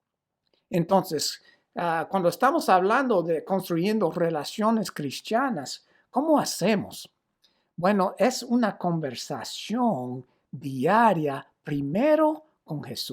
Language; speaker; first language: Spanish; non-native, fluent; English